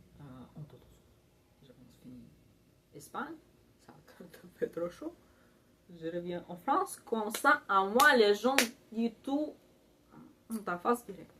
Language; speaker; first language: French; non-native, learner; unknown